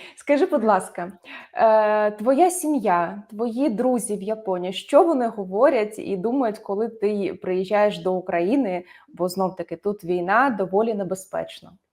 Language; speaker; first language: Ukrainian; native; Ukrainian